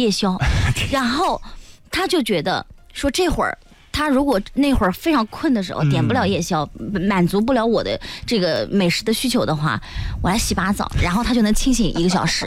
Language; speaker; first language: Chinese; native; Chinese